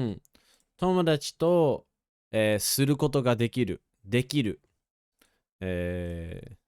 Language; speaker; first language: Japanese; non-native, fluent; English